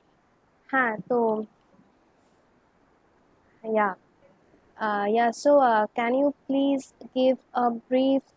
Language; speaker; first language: English; non-native, local second language; Bangla